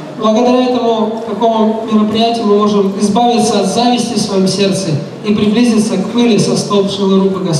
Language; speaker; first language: Russian; native; Russian